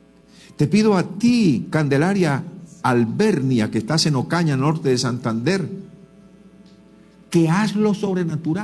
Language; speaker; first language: Spanish; native; Spanish